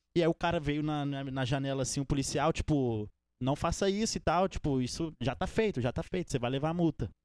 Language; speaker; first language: Portuguese; native; Portuguese